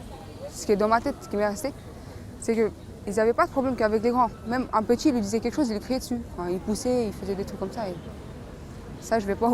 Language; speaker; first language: French; early bilingual, other home language; Romanian